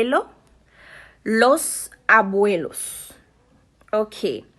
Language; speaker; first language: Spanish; non-native, learner; Haitian Creole